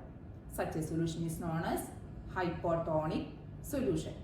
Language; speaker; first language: English; non-native, local second language; Malayalam